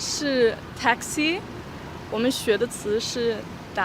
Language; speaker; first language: Chinese; non-native, fluent; German